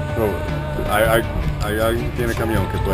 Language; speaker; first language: Spanish; non-native, learner; English